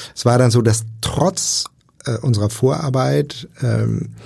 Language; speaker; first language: German; native; German